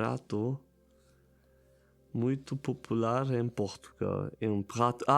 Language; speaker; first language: Portuguese; non-native, learner; German